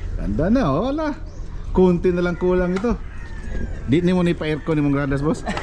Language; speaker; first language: Filipino; native; Filipino